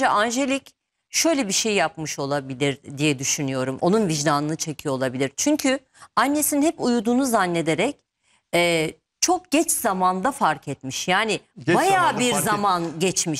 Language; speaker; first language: Turkish; native; Turkish